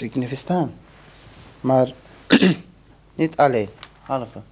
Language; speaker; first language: Dutch; non-native, learner; Turkish